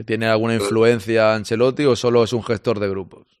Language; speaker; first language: Spanish; native; Spanish